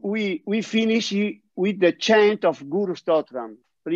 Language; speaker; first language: English; non-native, fluent; Italian